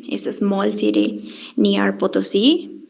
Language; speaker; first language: English; non-native, learner; Spanish